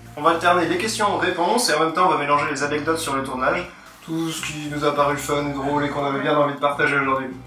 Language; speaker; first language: French; native; French